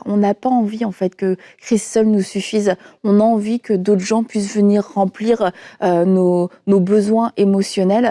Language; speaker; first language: French; native; French